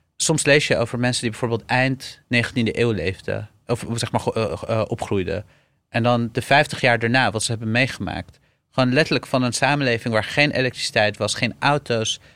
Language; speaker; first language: Dutch; early bilingual, other home language; Arabic